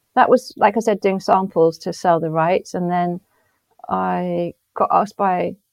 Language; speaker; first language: English; native; English